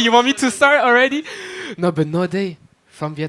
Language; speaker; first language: English; non-native, fluent; French